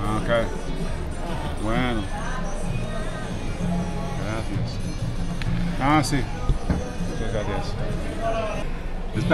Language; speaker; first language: Spanish; non-native, learner; English